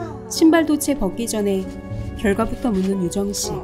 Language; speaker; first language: Korean; native; Korean